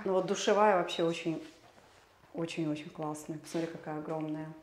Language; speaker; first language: Russian; native; Russian